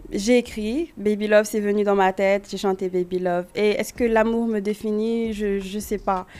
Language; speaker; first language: French; non-native, local second language; Wolof